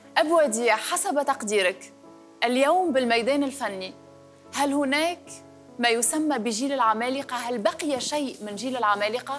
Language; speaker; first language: Arabic; native; Arabic